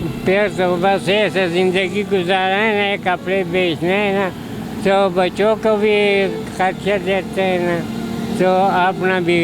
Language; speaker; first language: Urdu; non-native, local second language; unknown